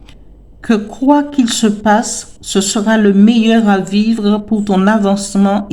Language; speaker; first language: French; native; French